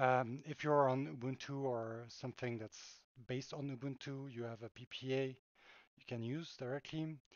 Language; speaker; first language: English; non-native, fluent; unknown